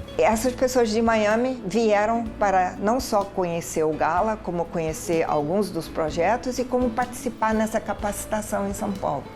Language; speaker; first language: Portuguese; non-native, fluent; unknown